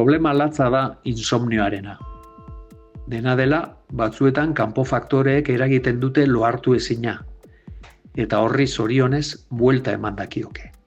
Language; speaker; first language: Basque; native; Basque